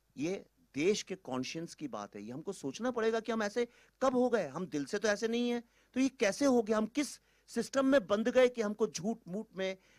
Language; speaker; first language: Hindi; native; Hindi